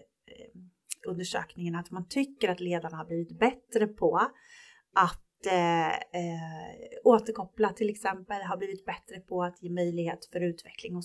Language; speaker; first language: Swedish; native; Swedish